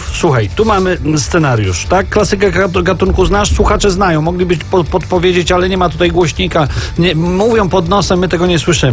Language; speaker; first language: Polish; native; Polish